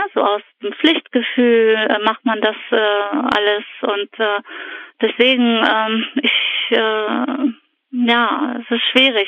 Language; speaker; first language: German; early bilingual, other home language; Polish